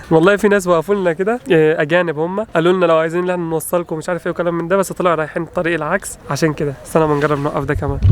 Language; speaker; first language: Arabic; native; Arabic